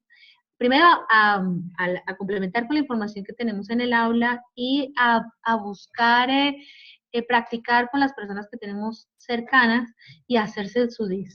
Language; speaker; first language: Spanish; native; Spanish